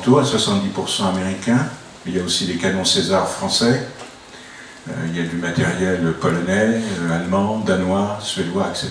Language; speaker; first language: French; native; French